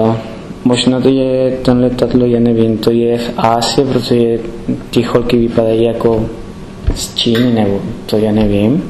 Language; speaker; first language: Czech; non-native, learner; Spanish